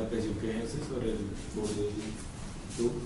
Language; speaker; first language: Spanish; native; Spanish